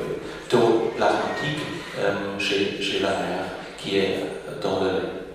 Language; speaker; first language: French; non-native, local second language; German